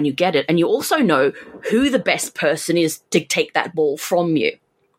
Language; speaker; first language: English; native; English